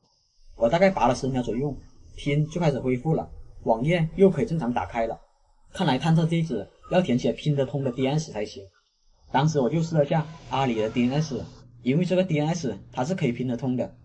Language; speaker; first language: Chinese; native; Chinese